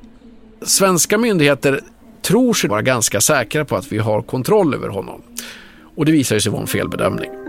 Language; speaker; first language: Swedish; native; Swedish